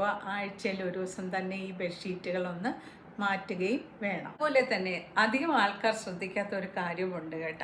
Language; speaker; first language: Malayalam; native; Malayalam